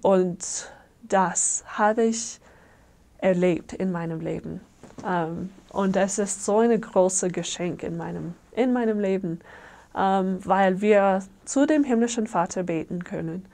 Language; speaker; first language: German; non-native, fluent; English